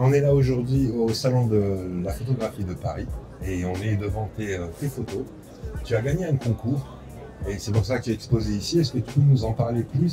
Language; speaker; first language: French; native; French